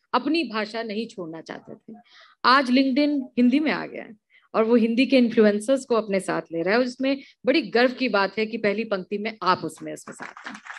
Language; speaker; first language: Hindi; native; Hindi